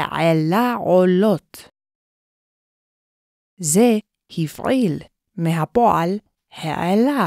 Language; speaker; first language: Hebrew; non-native, fluent; English